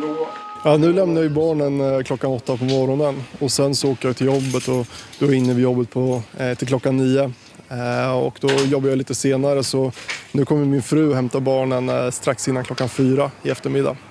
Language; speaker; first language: Swedish; native; Swedish